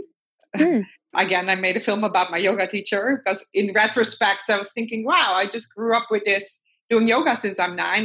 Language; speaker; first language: English; non-native, fluent; Dutch